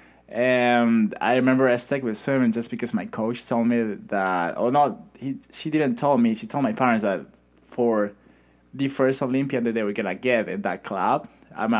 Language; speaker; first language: English; non-native, fluent; Spanish